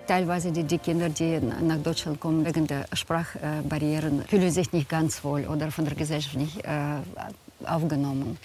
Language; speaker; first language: German; non-native, fluent; Russian